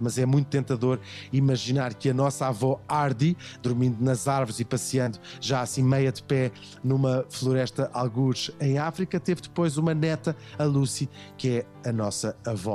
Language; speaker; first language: Portuguese; native; Portuguese